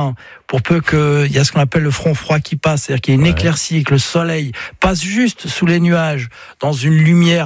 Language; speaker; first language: French; native; French